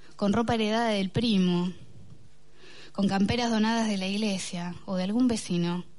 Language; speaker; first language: Spanish; native; Spanish